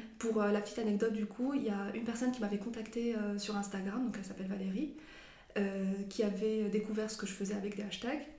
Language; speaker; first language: French; non-native, local second language; Arabic